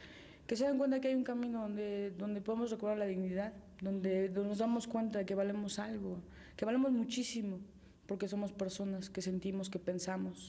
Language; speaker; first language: Spanish; native; Spanish